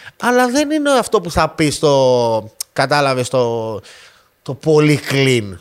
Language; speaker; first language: Greek; native; Greek